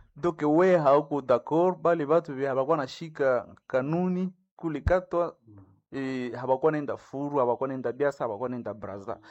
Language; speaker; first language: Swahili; non-native, local second language; Nande